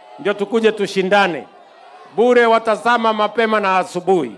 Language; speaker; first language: Swahili; non-native, local second language; Kalenjin